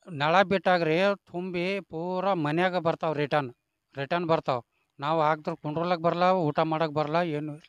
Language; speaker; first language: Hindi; native; Hindi